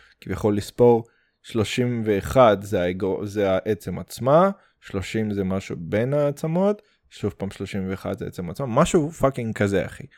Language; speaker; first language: Hebrew; early bilingual, other home language; Russian